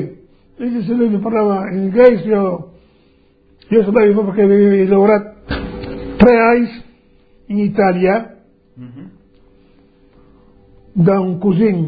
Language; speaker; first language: Italian; non-native, local second language; Friulian